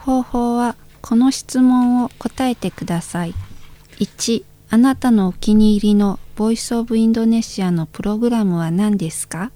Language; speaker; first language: Japanese; non-native, learner; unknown